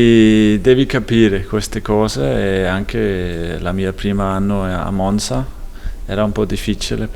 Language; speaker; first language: Italian; non-native, fluent; Danish